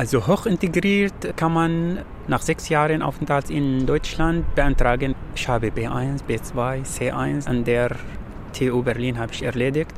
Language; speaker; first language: German; non-native, fluent; Arabic